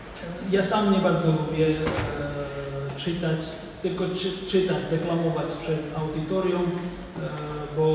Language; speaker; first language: Polish; non-native, fluent; Georgian